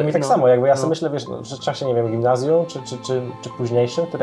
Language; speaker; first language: Polish; native; Polish